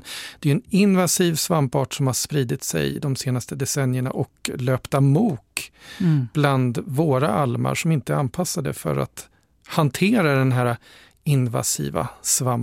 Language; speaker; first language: Swedish; native; Swedish